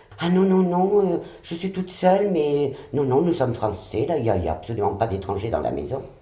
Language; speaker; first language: French; early bilingual, other home language; Catalan